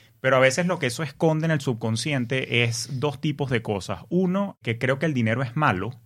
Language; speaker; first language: Spanish; native; Spanish